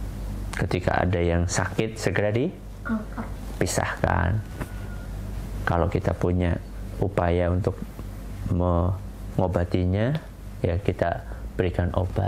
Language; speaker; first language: Indonesian; native; Indonesian